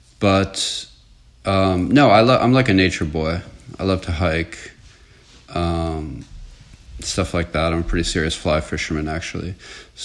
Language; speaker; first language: English; native; English